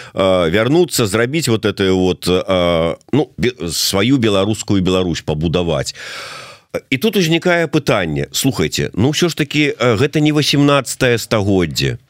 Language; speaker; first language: Belarusian; non-native, local second language; Russian